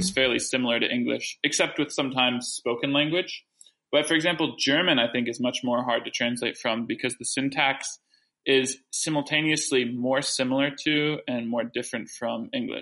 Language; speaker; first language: English; early bilingual, other home language; French